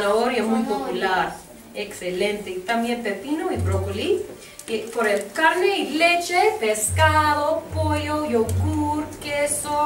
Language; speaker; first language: Spanish; non-native, learner; English